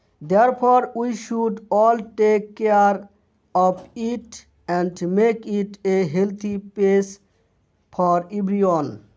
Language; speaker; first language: English; non-native, local second language; Bangla